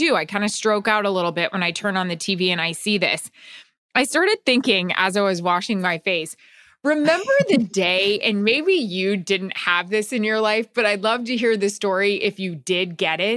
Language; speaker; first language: English; native; English